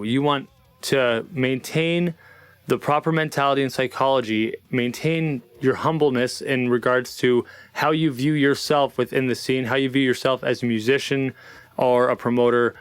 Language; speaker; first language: English; native; English